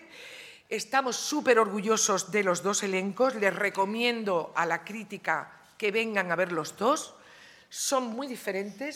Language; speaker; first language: Spanish; native; Spanish